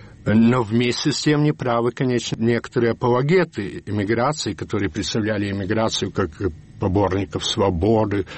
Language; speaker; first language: Russian; early bilingual, heritage; Russian